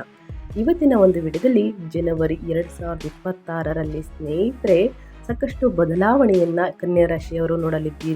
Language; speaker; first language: Kannada; native; Kannada